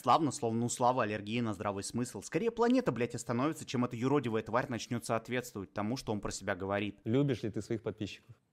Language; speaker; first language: Russian; native; Russian